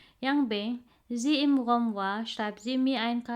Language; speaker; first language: German; non-native, fluent; Indonesian